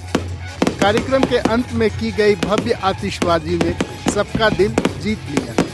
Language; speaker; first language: Hindi; native; Hindi